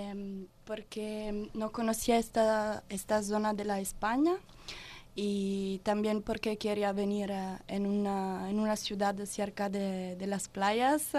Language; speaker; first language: Spanish; non-native, learner; Italian